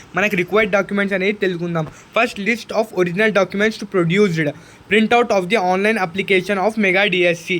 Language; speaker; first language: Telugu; non-native, local second language; Urdu